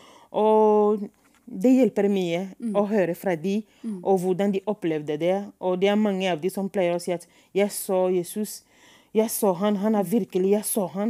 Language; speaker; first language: Norwegian; non-native, fluent; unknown